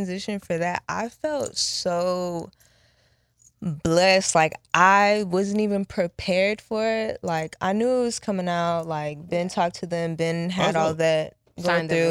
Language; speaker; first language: English; early bilingual, other home language; Japanese